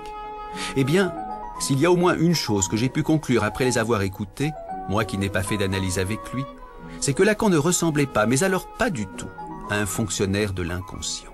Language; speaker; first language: French; native; French